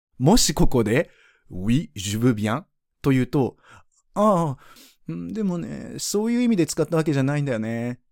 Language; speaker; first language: Japanese; native; Japanese